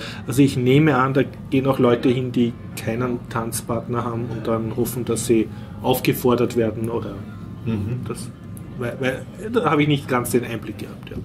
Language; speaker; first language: German; native; German